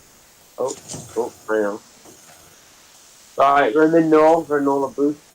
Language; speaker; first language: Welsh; non-native, local second language; English